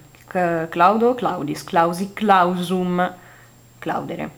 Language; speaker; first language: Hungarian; non-native, learner; Italian